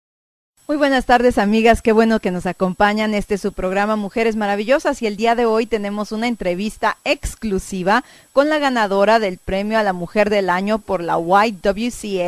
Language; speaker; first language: Spanish; native; Spanish